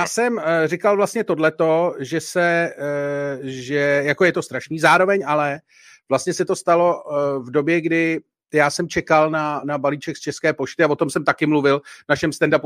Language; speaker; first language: Czech; native; Czech